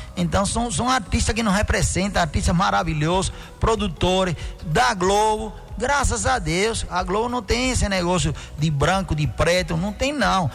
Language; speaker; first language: Portuguese; non-native, fluent; Spanish